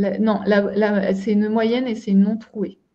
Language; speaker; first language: French; native; French